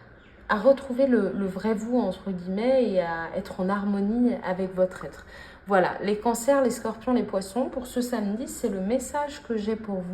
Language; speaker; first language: French; native; French